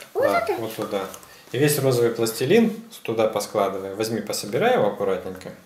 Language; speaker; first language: Russian; native; Russian